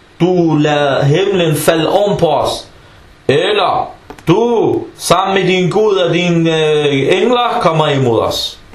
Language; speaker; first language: Danish; early bilingual, other home language; Arabic